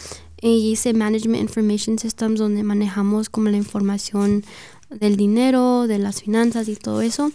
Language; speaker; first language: Spanish; early bilingual, heritage; Spanish